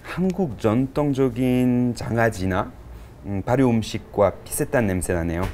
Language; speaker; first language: Korean; non-native, fluent; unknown